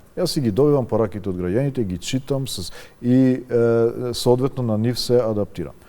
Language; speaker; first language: Macedonian; non-native, local second language; Albanian